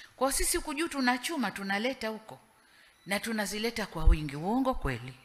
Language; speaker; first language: Swahili; native; Swahili